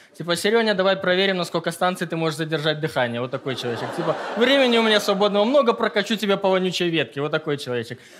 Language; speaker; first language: Russian; native; Russian